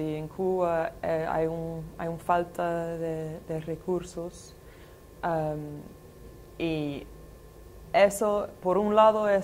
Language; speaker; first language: Spanish; non-native, fluent; English